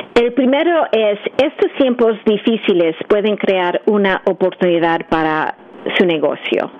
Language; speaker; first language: Spanish; early bilingual, heritage; English